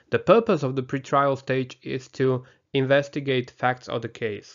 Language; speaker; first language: English; non-native, fluent; Slovak